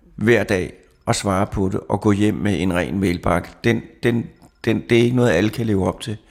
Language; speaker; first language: Danish; non-native, fluent; Romanian